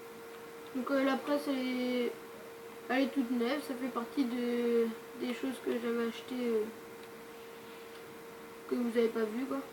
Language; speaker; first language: French; native; French